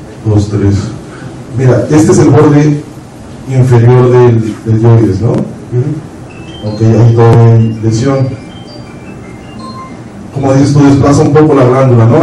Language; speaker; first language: Spanish; native; Spanish